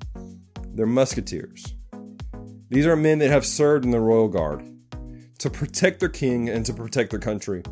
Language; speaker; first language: English; native; English